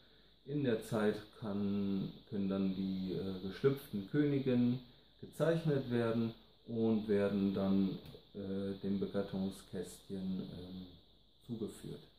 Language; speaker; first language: German; native; German